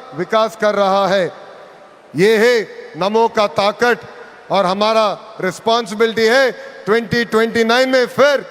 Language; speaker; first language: Hindi; non-native, local second language; Telugu